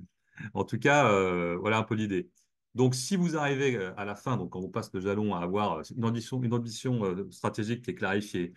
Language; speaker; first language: French; native; French